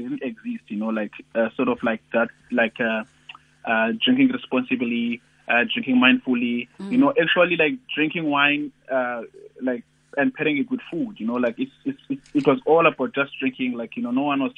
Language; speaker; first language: English; non-native, local second language; Xhosa